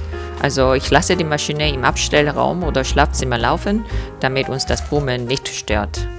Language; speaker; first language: German; non-native, fluent; Korean